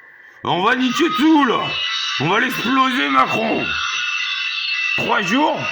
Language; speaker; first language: French; native; French